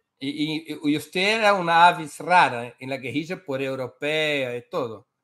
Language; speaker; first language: Spanish; non-native, fluent; Portuguese